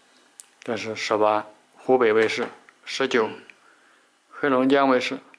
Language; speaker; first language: Chinese; native; Chinese